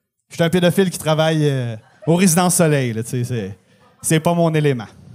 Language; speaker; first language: French; native; French